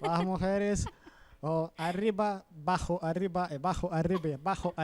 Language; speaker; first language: Spanish; non-native, learner; Portuguese